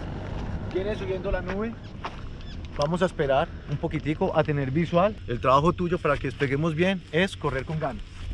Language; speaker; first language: Spanish; native; Spanish